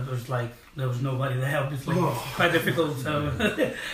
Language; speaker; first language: English; non-native, fluent; Spanish